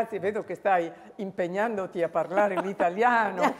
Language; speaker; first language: Italian; native; Italian